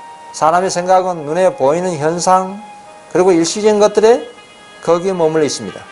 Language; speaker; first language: Korean; native; Korean